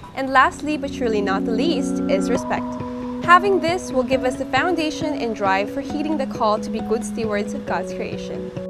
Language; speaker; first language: English; non-native, local second language; Filipino